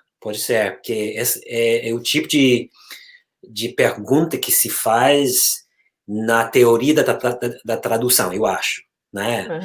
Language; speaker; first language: Portuguese; non-native, fluent; English